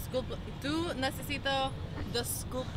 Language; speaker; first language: Spanish; non-native, learner; English